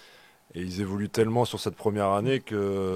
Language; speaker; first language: French; native; French